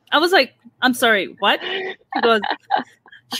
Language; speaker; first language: English; non-native, local second language; Urdu